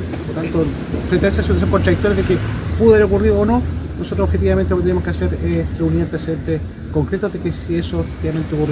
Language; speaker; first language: Spanish; native; Spanish